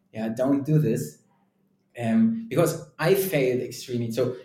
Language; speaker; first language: English; non-native, fluent; German